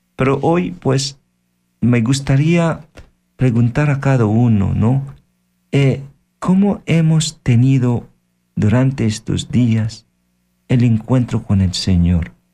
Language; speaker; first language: Spanish; non-native, fluent; Filipino